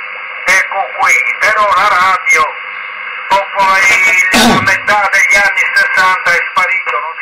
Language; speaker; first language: Italian; native; Italian